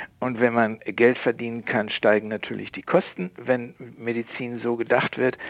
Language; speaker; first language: German; native; German